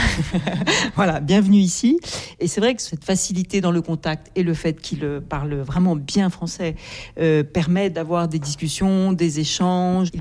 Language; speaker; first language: French; native; French